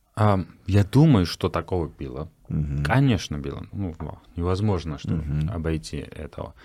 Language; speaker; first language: Russian; non-native, fluent; Georgian